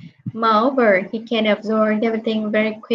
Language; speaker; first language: English; non-native, fluent; Vietnamese